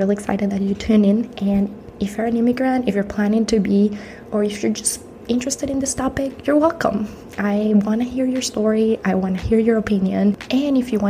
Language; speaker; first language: English; non-native, fluent; Spanish